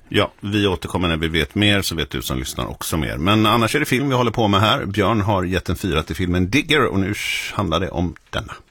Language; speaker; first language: Swedish; native; Swedish